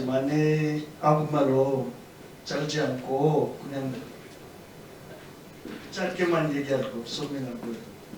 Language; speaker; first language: Korean; non-native, learner; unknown